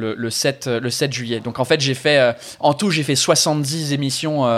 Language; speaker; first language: French; non-native, fluent; English